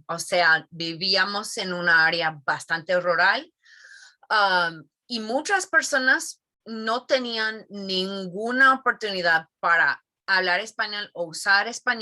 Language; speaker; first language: Spanish; non-native, fluent; English